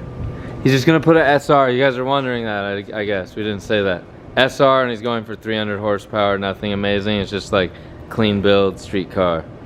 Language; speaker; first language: English; native; English